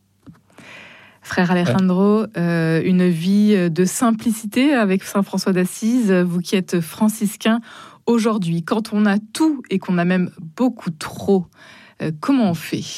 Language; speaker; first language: French; native; French